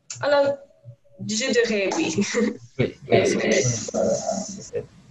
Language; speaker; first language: French; non-native, learner; English